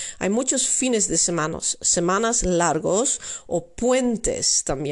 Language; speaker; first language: Spanish; non-native, learner; Dutch